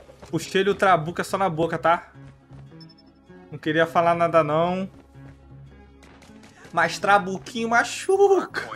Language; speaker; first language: Portuguese; native; Portuguese